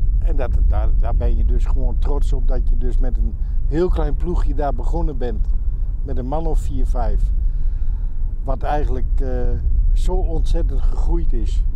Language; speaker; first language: Dutch; native; Dutch